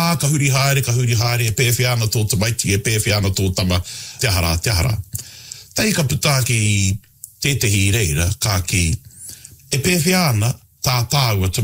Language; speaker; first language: Māori; non-native, local second language; English